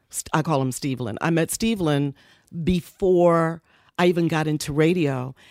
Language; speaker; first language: English; early bilingual, other home language; Spanish